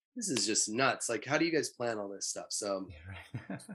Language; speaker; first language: English; native; English